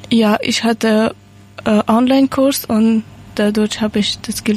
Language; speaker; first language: German; non-native, learner; Persian